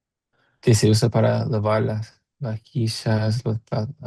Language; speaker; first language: Spanish; non-native, learner; English